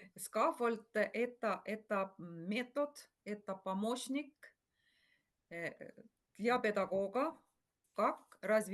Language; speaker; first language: Russian; non-native, fluent; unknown